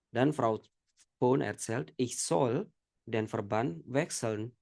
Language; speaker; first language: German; non-native, fluent; Indonesian